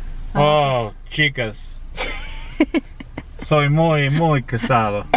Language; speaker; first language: Spanish; non-native, learner; English